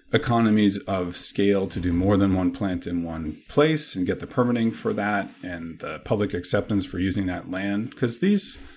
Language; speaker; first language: English; native; English